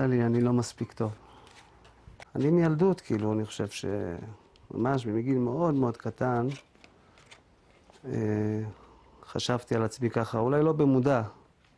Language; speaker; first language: Hebrew; native; Hebrew